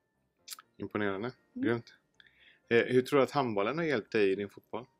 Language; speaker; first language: Swedish; native; Swedish